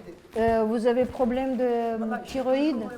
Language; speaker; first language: French; non-native, fluent; Russian